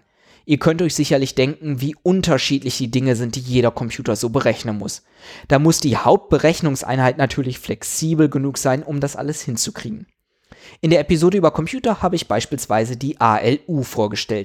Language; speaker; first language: German; native; German